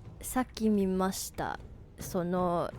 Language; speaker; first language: Japanese; non-native, learner; English